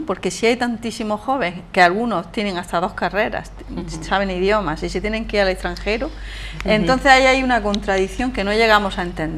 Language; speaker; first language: Spanish; native; Spanish